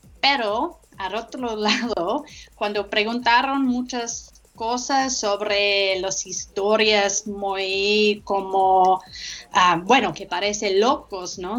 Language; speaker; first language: Spanish; non-native, fluent; English